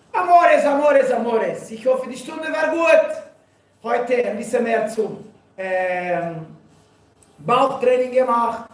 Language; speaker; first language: German; non-native, fluent; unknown